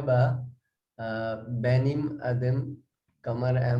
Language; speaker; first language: Turkish; non-native, learner; Urdu